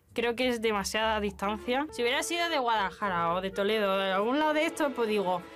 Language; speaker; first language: Spanish; native; Spanish